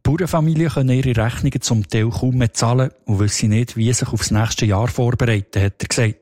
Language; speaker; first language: German; native; German